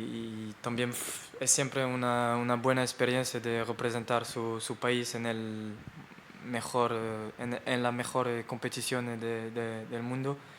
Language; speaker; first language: Spanish; non-native, fluent; French